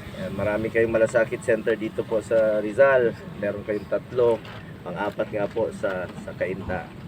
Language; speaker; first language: Filipino; native; Filipino